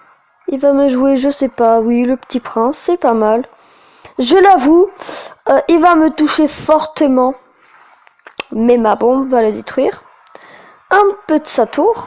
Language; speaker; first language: French; native; French